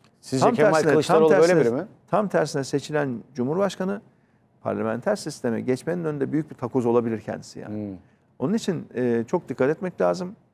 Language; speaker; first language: Turkish; native; Turkish